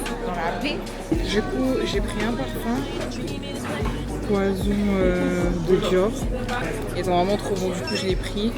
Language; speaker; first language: French; native; French